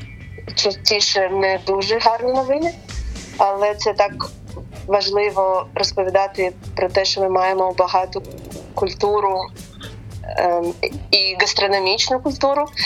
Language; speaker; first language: Ukrainian; non-native, local second language; Russian